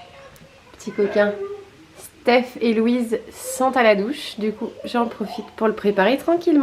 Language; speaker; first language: French; native; French